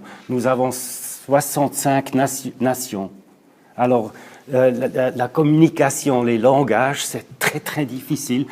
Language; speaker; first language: French; non-native, local second language; German